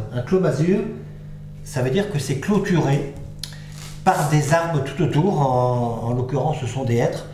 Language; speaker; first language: French; native; French